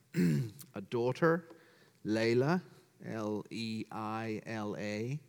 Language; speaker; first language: English; native; English